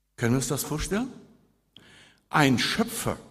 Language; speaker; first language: German; early bilingual, heritage; Spanish